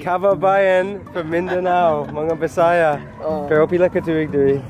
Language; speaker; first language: Filipino; non-native, learner; English